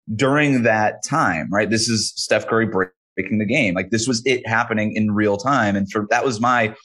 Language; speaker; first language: English; native; English